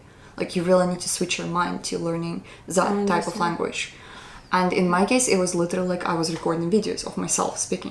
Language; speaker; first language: English; non-native, fluent; Russian